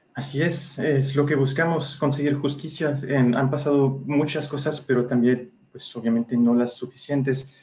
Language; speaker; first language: Spanish; non-native, fluent; French